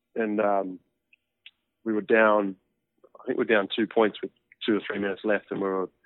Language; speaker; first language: English; native; English